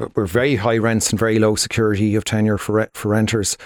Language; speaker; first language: English; native; English